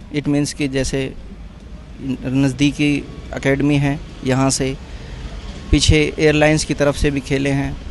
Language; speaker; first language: Hindi; native; Hindi